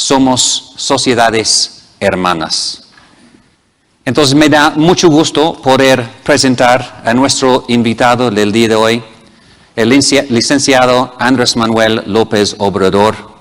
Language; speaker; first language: Spanish; non-native, fluent; English